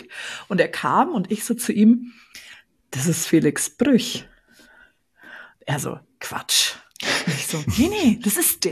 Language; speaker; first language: German; native; German